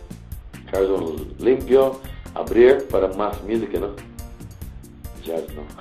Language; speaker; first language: Spanish; non-native, learner; English